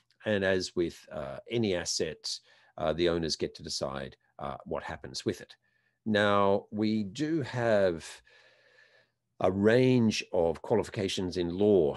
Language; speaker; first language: English; native; English